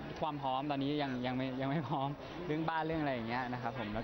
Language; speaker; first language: Thai; native; Thai